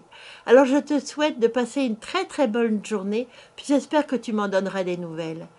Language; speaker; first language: French; native; French